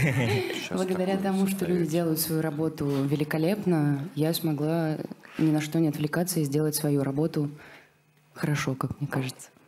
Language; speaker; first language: Russian; native; Russian